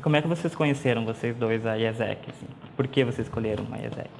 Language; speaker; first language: Portuguese; native; Portuguese